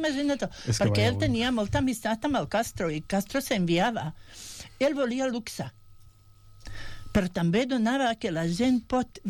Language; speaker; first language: Catalan; non-native, fluent; Bosnian